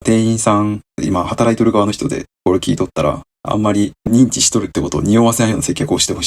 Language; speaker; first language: Japanese; native; Japanese